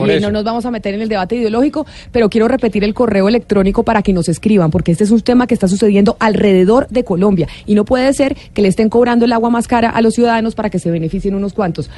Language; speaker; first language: Spanish; native; Spanish